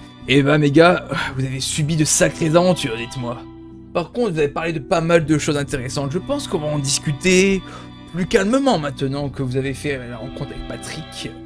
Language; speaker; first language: French; native; French